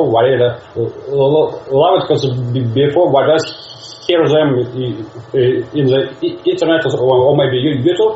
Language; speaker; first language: English; non-native, learner; Russian